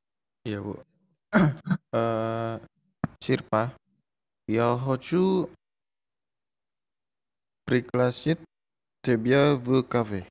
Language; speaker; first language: Russian; non-native, learner; Indonesian